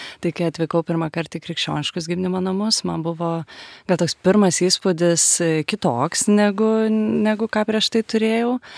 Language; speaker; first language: Lithuanian; native; Lithuanian